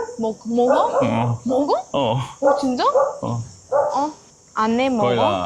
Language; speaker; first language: Korean; non-native, learner; Vietnamese